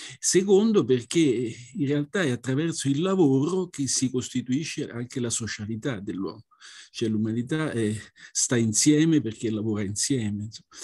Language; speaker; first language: Italian; native; Italian